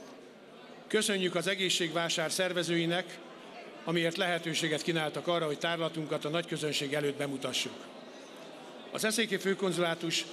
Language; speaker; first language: Hungarian; native; Hungarian